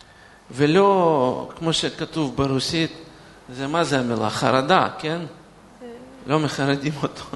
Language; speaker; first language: Hebrew; non-native, fluent; Russian